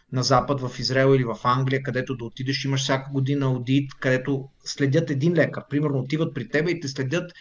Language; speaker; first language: Bulgarian; early bilingual, other home language; Hebrew